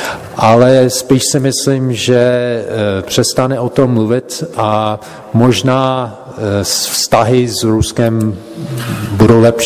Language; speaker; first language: Czech; non-native, fluent; English